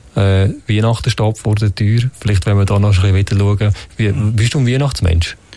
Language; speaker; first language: German; native; German